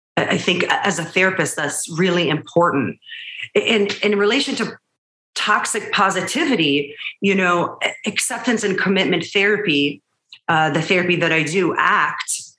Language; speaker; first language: English; early bilingual, other home language; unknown